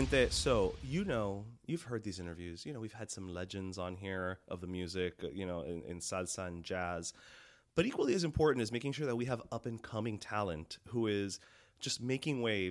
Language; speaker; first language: English; early bilingual, other home language; Spanish